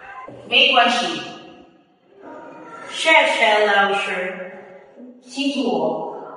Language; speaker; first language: Chinese; non-native, learner; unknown